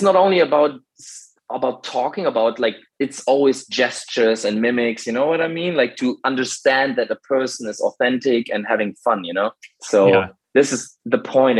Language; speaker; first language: English; non-native, fluent; German